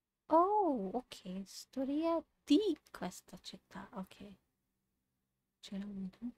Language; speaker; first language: Italian; non-native, learner; English